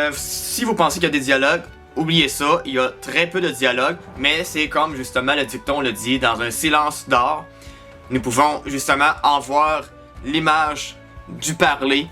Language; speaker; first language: French; native; French